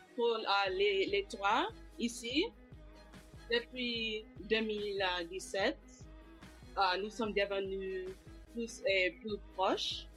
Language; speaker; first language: French; non-native, local second language; English